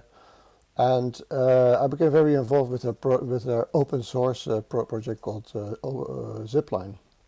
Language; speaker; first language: English; non-native, fluent; Dutch